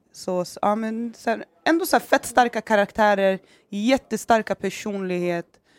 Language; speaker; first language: Swedish; early bilingual, other home language; Somali